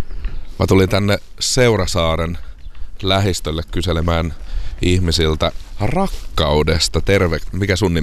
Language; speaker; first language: Finnish; native; Finnish